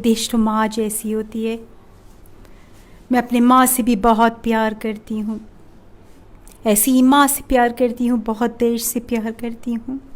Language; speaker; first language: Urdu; non-native, fluent; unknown